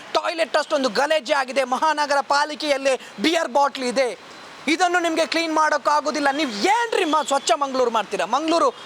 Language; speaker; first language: Kannada; native; Kannada